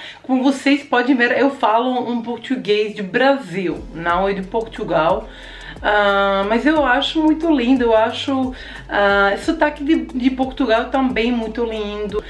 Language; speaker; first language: Portuguese; non-native, fluent; Croatian